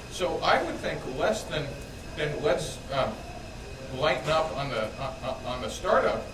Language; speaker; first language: English; native; English